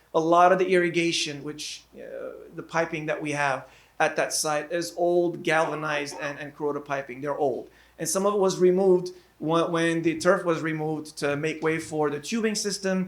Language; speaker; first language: English; native; English